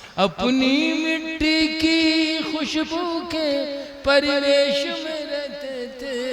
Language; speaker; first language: Hindi; native; Hindi